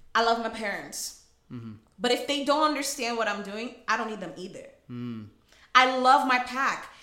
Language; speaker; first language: English; early bilingual, other home language; Portuguese